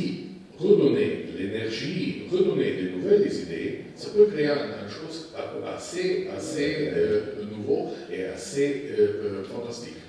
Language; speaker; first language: French; non-native, fluent; Slovenian